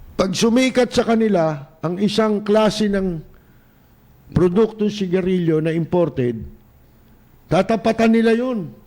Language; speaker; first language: Filipino; native; Filipino